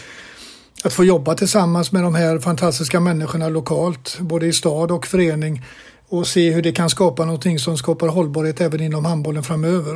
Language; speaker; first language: Swedish; native; Swedish